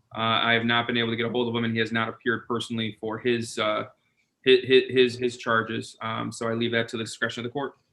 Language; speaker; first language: English; native; English